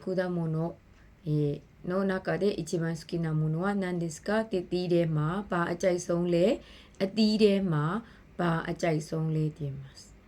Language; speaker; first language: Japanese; non-native, fluent; Burmese